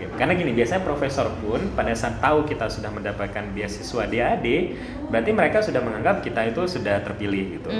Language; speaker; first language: Indonesian; non-native, local second language; Achinese